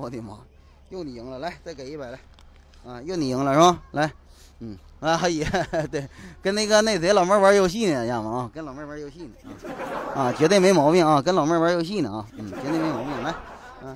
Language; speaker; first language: Chinese; native; Chinese